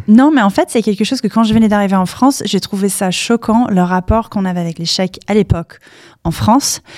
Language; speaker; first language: French; non-native, fluent; English